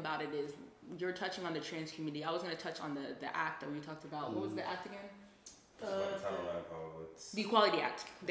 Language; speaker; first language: English; native; English